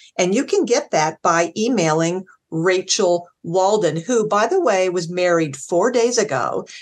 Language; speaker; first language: English; native; English